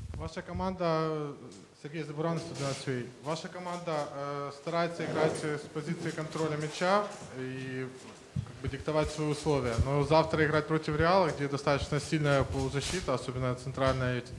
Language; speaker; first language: Russian; native; Russian